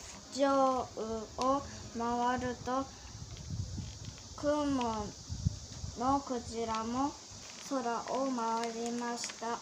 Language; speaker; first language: Japanese; early bilingual, heritage; Korean